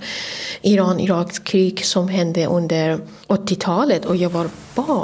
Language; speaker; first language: Swedish; non-native, fluent; Kurdish